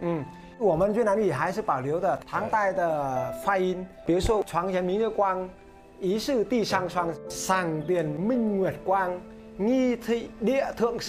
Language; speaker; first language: Chinese; non-native, fluent; Vietnamese